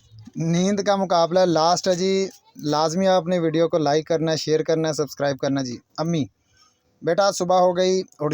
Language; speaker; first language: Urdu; non-native, local second language; Punjabi